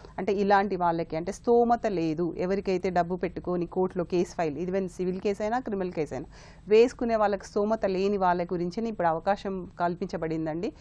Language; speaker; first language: Telugu; native; Telugu